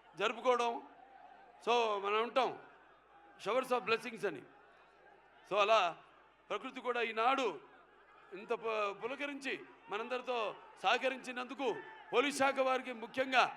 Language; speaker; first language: Telugu; native; Telugu